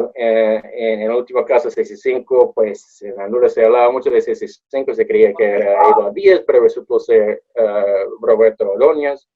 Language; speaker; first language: Spanish; non-native, fluent; English